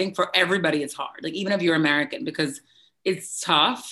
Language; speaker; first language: English; native; English